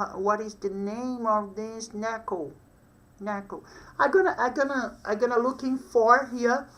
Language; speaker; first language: English; non-native, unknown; Portuguese